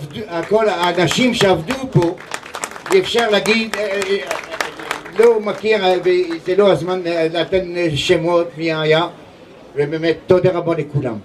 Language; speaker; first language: Hebrew; non-native, learner; French